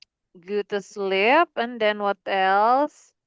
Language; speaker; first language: English; non-native, fluent; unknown